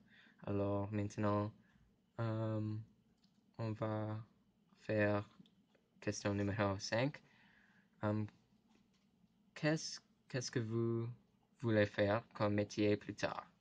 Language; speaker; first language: French; non-native, learner; English